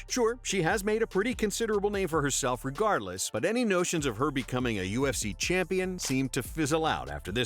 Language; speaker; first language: English; native; English